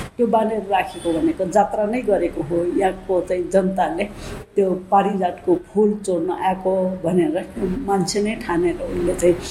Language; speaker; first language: Nepali; non-native, local second language; Newari